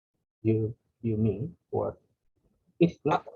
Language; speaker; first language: English; non-native, learner; Japanese